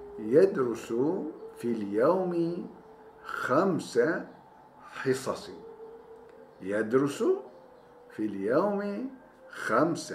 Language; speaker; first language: Arabic; non-native, fluent; Turkish